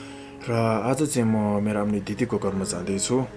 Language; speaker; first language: Nepali; non-native, local second language; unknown